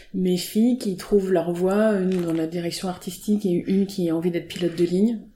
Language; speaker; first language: French; native; French